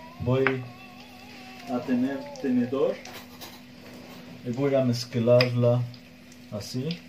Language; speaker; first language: Spanish; non-native, fluent; Arabic